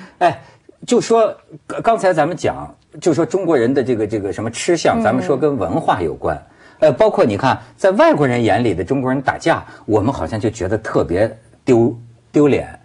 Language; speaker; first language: Chinese; native; Chinese